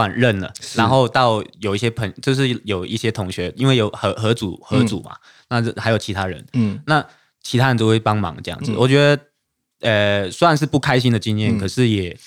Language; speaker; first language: Chinese; non-native, fluent; Cantonese